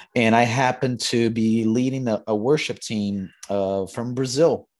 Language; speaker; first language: English; non-native, fluent; Portuguese